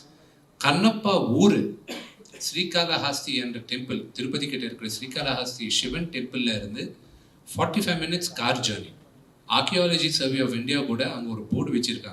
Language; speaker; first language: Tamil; non-native, local second language; Telugu